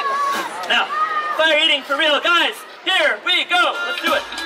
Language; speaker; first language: English; native; English